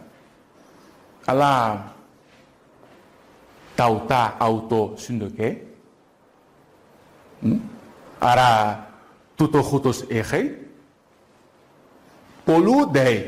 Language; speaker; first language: Greek; non-native, fluent; Portuguese